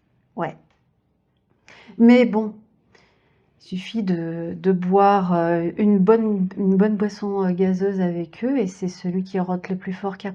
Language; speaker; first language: French; native; French